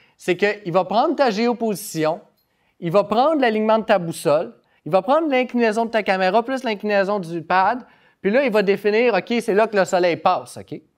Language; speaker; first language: French; native; French